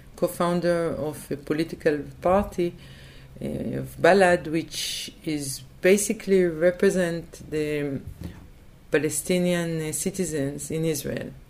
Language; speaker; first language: English; non-native, fluent; Hebrew